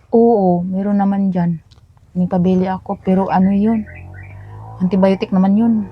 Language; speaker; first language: Filipino; non-native, local second language; Cebuano